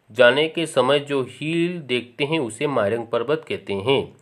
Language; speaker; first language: Hindi; non-native, local second language; Assamese